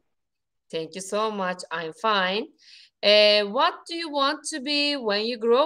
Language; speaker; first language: English; non-native, fluent; Turkish